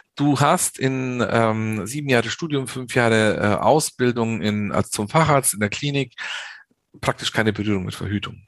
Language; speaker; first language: German; early bilingual, other home language; Italian